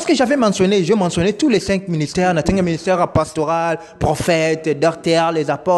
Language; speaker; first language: French; non-native, local second language; Lingala